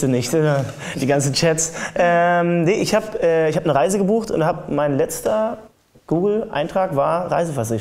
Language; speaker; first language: German; native; German